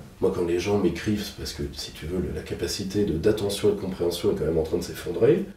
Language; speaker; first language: French; native; French